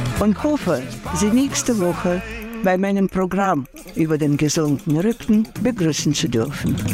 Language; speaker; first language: German; non-native, fluent; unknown